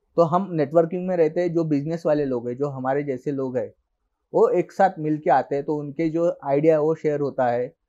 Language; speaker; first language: Hindi; non-native, local second language; Marathi